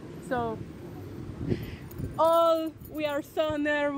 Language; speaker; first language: English; non-native, learner; Spanish